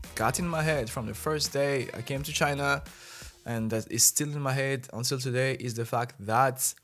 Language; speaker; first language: English; non-native, fluent; Malagasy